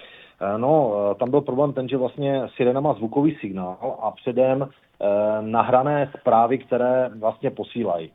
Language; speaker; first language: Czech; native; Czech